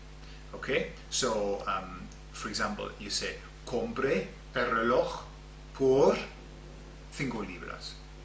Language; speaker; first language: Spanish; non-native, fluent; English